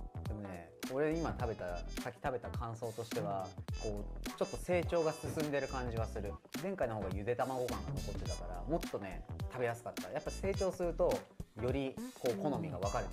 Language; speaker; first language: Japanese; native; Japanese